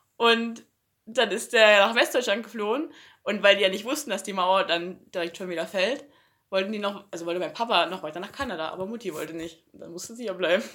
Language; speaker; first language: German; native; German